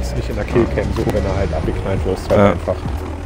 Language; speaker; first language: German; native; German